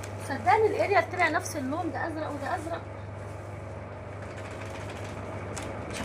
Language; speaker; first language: Arabic; native; Arabic